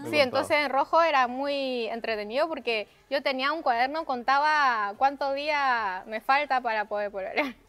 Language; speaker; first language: Spanish; non-native, fluent; Chinese